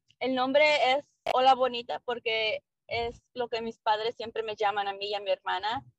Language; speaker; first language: Spanish; early bilingual, heritage; Spanish